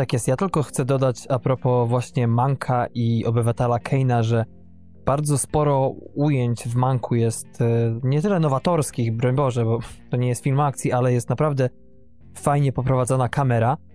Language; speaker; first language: Polish; native; Polish